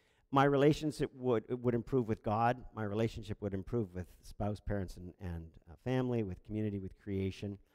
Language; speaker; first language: English; native; English